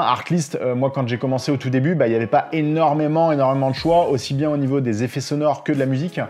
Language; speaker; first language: French; native; French